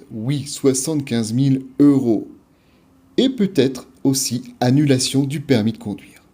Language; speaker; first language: French; native; French